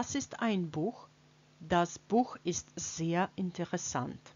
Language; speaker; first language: German; non-native, fluent; Russian